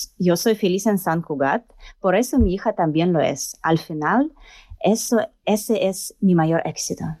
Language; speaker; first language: Spanish; non-native, learner; Russian